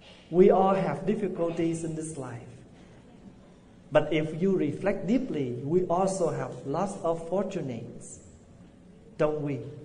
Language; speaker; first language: English; non-native, fluent; Vietnamese